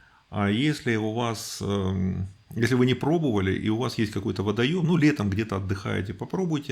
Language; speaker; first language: Russian; native; Russian